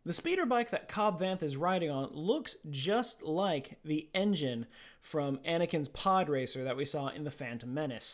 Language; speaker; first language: English; native; English